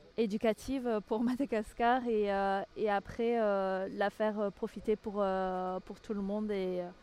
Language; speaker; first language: French; non-native, local second language; Malagasy